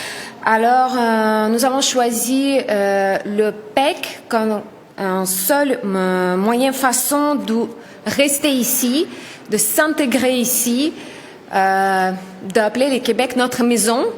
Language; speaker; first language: French; non-native, learner; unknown